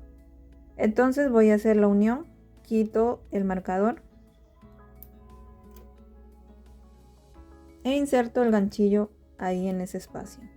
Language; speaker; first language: Spanish; native; Spanish